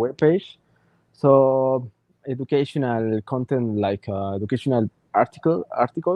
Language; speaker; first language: English; non-native, learner; Spanish